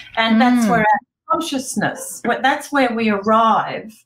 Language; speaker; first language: English; native; English